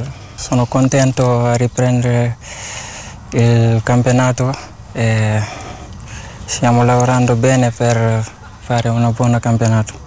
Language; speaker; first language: Italian; non-native, learner; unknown